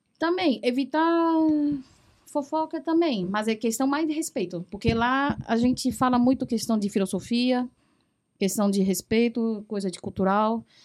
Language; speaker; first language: Portuguese; early bilingual, other home language; Chinese